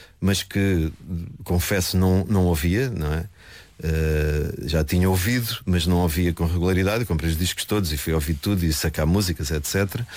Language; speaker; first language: Portuguese; native; Portuguese